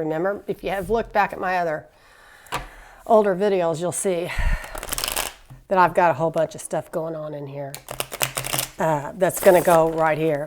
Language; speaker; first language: English; native; English